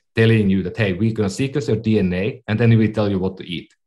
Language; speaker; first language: English; non-native, fluent; Finnish